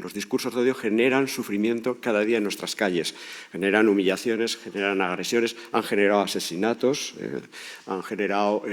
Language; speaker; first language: Spanish; native; Spanish